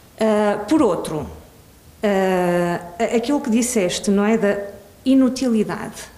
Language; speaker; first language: Portuguese; early bilingual, other home language; Swedish